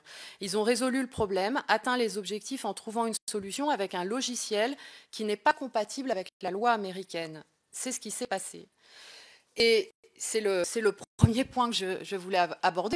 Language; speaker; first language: French; native; French